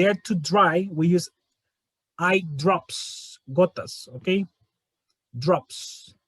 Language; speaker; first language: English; non-native, fluent; Spanish